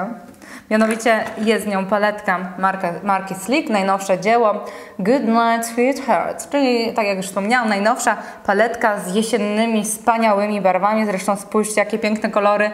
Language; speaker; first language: Polish; native; Polish